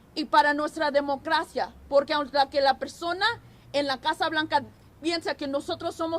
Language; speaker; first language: Spanish; early bilingual, heritage; Spanish